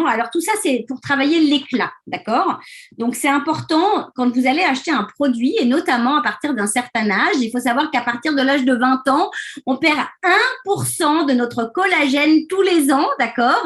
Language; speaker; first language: French; native; French